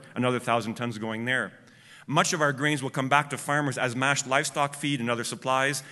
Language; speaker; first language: English; native; English